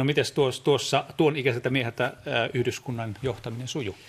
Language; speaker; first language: Finnish; native; Finnish